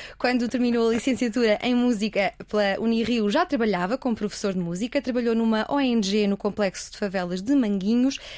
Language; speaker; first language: Portuguese; native; Portuguese